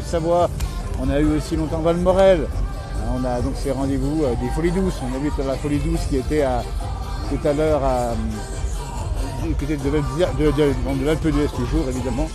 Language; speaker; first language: French; native; French